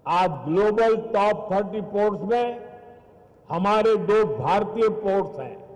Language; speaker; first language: Hindi; non-native, local second language; Gujarati